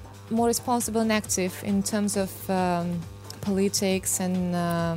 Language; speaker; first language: English; non-native, fluent; Russian